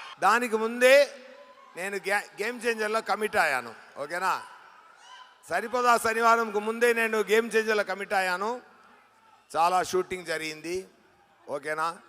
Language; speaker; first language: Telugu; non-native, learner; Tamil